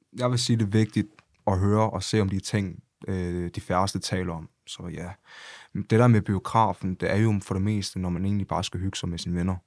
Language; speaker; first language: Danish; early bilingual, other home language; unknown